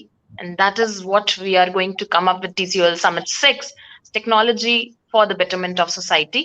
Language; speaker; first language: English; non-native, local second language; Hindi